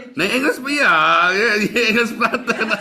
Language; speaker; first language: Dutch; non-native, learner; Indonesian